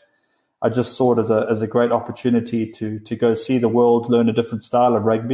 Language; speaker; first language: English; native; English